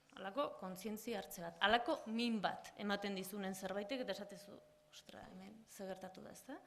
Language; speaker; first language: Basque; native; Basque